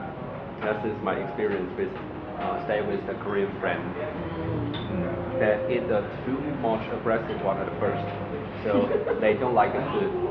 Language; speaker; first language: English; non-native, learner; Chinese